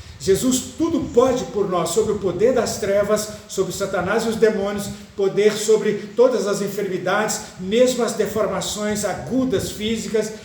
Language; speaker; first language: Portuguese; native; Portuguese